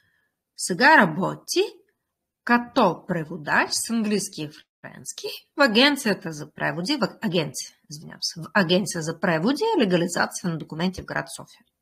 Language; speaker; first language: Bulgarian; non-native, fluent; Russian